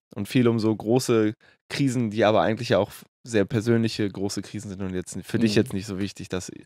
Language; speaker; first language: German; native; German